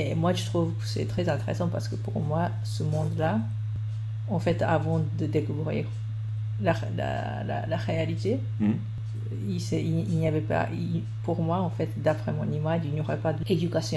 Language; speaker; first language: French; non-native, fluent; Japanese